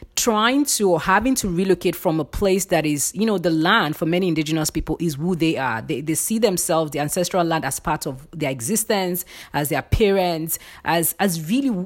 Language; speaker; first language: English; non-native, local second language; Yoruba